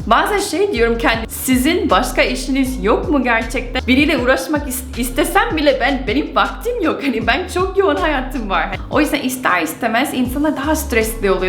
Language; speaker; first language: Turkish; non-native, fluent; Korean